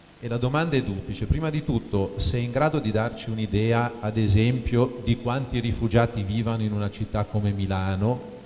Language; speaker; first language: Italian; native; Italian